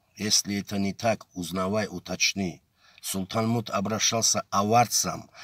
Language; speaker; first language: Russian; non-native, local second language; Avaric